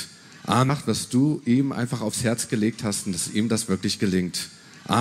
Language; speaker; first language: German; native; German